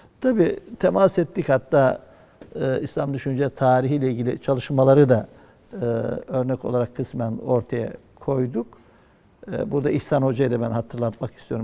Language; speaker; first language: Turkish; native; Turkish